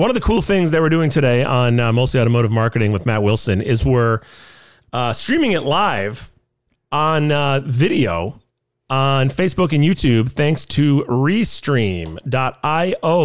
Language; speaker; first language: English; native; English